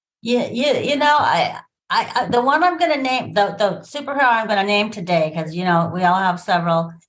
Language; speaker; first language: English; native; English